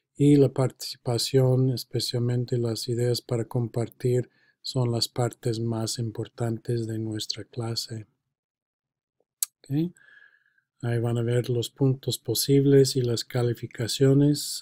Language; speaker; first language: Spanish; non-native, fluent; English